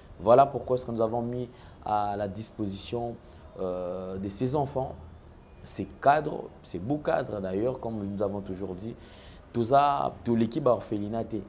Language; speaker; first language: French; non-native, local second language; Lingala